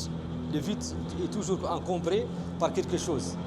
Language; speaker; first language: French; non-native, local second language; Arabic